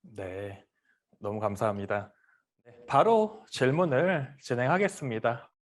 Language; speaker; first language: Korean; native; Korean